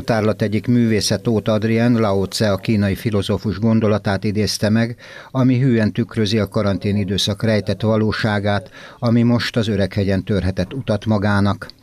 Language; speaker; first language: Hungarian; native; Hungarian